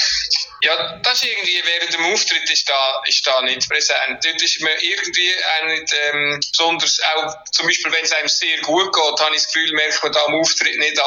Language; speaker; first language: German; native; German